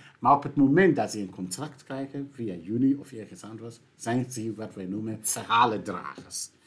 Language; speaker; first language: Dutch; non-native, fluent; English